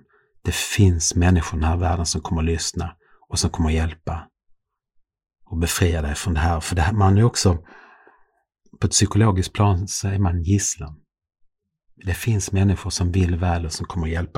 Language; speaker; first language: Swedish; native; Swedish